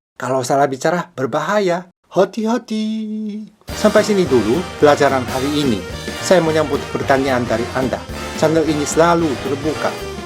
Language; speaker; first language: Indonesian; non-native, fluent; Japanese